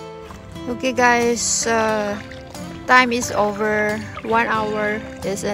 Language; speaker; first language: English; non-native, learner; Filipino